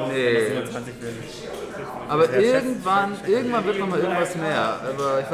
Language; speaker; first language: German; native; German